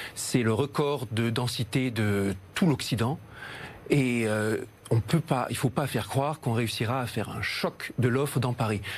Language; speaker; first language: French; native; French